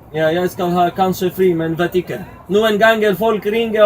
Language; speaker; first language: Swedish; non-native, learner; Polish